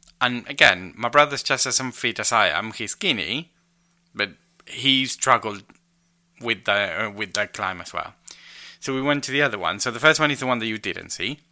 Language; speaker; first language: English; non-native, fluent; Spanish